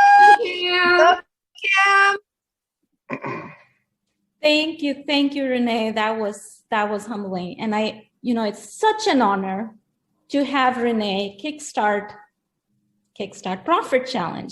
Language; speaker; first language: English; non-native, local second language; Hindi